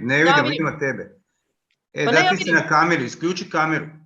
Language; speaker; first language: Croatian; native; Croatian